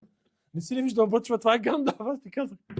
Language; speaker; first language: Bulgarian; native; Bulgarian